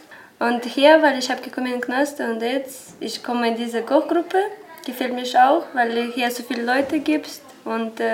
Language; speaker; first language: German; non-native, learner; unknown